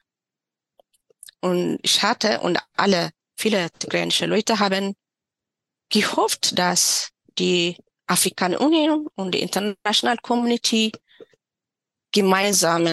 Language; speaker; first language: German; non-native, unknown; Tigrinya